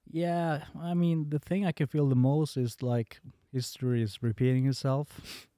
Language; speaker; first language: English; non-native, fluent; Bosnian